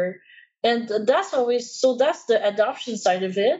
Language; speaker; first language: English; non-native, fluent; French